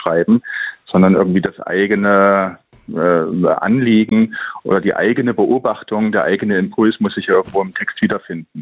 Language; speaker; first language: German; native; German